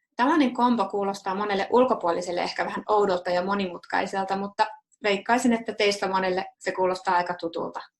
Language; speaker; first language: Finnish; native; Finnish